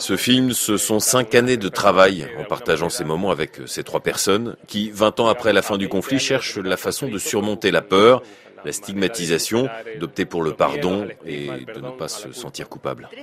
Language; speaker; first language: French; non-native, fluent; Spanish